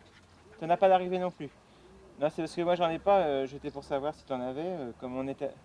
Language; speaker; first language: French; native; French